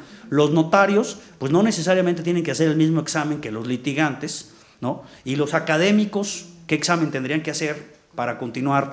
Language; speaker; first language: Spanish; native; Spanish